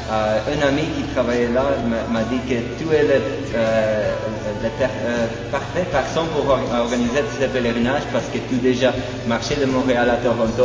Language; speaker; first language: French; non-native, fluent; Polish